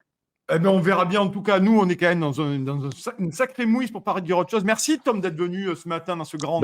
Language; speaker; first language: French; native; French